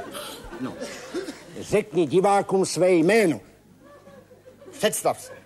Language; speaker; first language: Czech; native; Czech